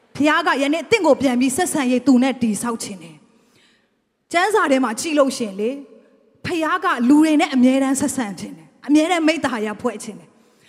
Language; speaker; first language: Burmese; non-native, local second language; Tedim Chin